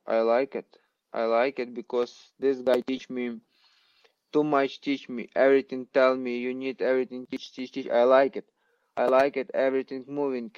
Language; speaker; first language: English; non-native, learner; Ukrainian